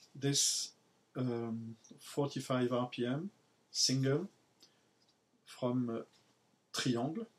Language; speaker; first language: English; non-native, learner; French